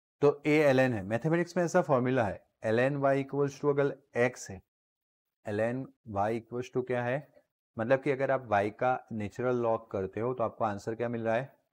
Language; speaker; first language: Hindi; non-native, local second language; Gujarati